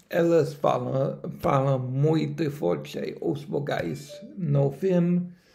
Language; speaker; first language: Portuguese; non-native, learner; English